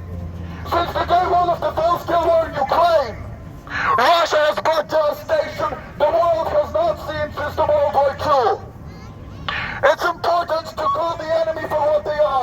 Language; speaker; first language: English; non-native, fluent; Ukrainian